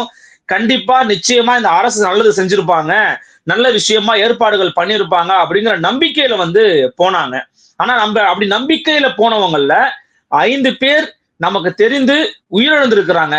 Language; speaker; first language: Tamil; native; Tamil